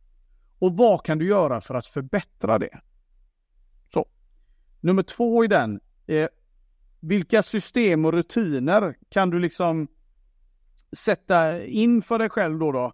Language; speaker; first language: Swedish; native; Swedish